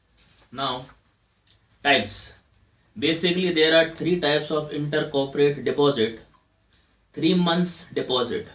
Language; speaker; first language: English; non-native, local second language; Hindi